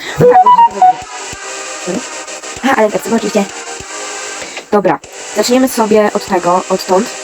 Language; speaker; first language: Polish; native; Polish